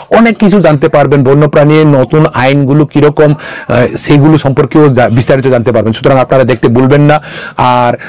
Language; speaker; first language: Bangla; non-native, local second language; Kok Borok